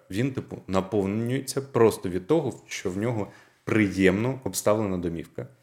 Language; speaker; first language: Ukrainian; non-native, local second language; Russian